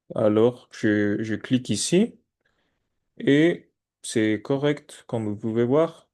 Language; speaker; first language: French; non-native, fluent; Spanish